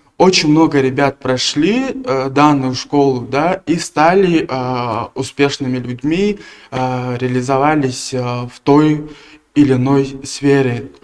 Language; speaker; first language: Russian; non-native, local second language; Tuvinian